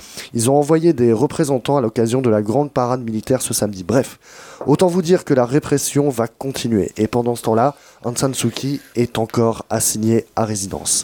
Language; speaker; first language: French; native; French